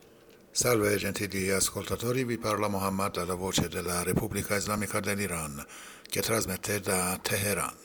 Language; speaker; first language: Italian; non-native, fluent; Persian